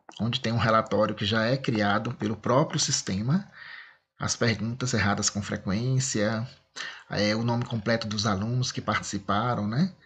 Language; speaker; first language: Portuguese; native; Portuguese